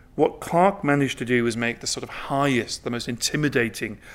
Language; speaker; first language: English; native; English